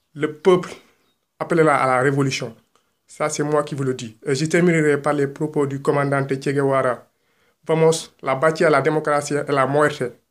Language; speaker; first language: French; non-native, local second language; Wolof